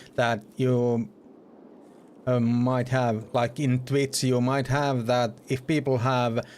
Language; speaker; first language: English; non-native, fluent; Finnish